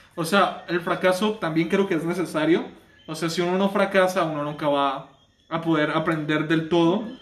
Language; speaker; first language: Spanish; native; Spanish